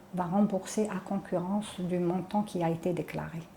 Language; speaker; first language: French; non-native, local second language; Arabic